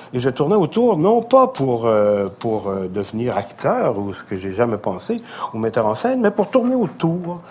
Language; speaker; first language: French; native; French